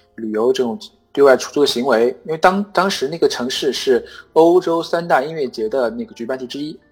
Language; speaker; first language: Chinese; native; Chinese